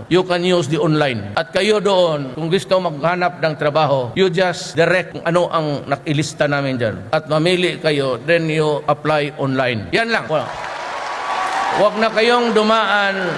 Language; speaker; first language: Filipino; non-native, local second language; Cebuano